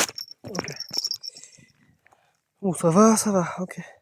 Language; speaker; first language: French; native; French